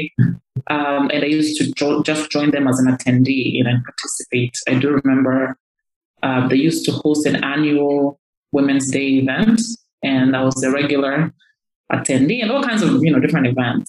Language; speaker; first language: English; non-native, local second language; Kinyarwanda